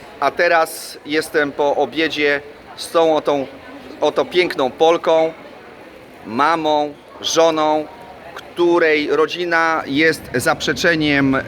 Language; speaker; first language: Polish; native; Polish